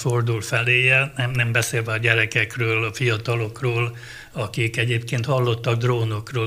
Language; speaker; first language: Hungarian; native; Hungarian